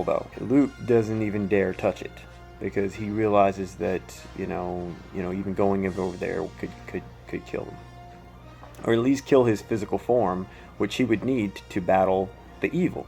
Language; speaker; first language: English; native; English